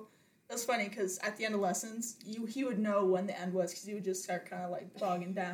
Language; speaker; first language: English; native; English